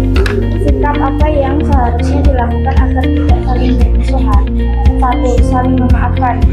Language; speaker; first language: Indonesian; native; Indonesian